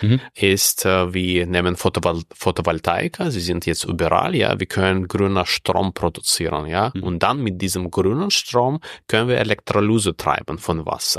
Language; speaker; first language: German; non-native, fluent; Russian